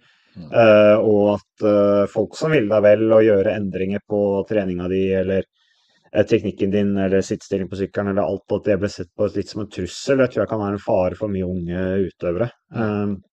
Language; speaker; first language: Norwegian; native; Norwegian